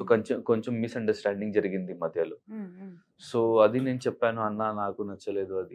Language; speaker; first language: Telugu; non-native, local second language; Hindi